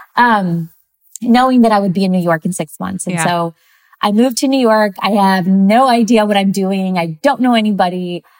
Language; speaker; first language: English; early bilingual, other home language; Spanish